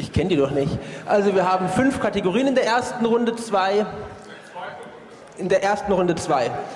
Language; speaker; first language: German; native; German